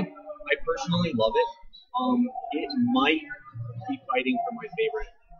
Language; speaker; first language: English; native; English